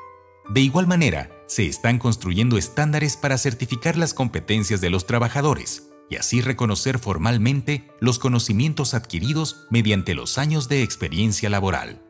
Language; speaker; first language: Spanish; native; Spanish